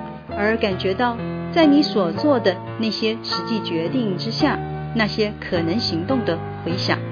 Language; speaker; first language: Chinese; native; Chinese